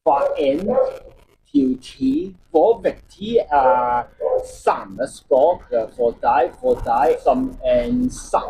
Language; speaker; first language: Norwegian; non-native, fluent; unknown